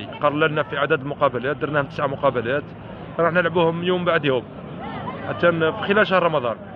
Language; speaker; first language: Arabic; native; Arabic